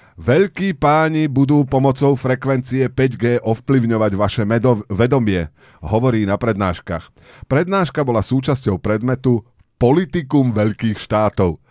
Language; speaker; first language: Slovak; native; Slovak